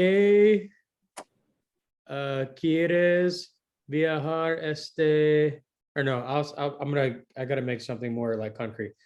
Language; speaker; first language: Spanish; non-native, learner; English